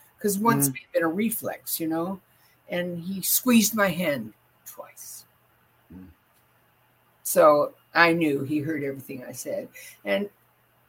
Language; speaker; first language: English; native; English